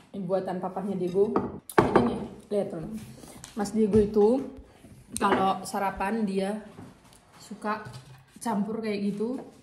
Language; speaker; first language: Indonesian; native; Indonesian